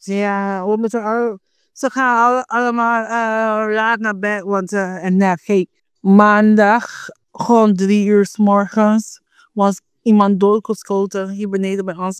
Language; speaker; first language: Dutch; non-native, fluent; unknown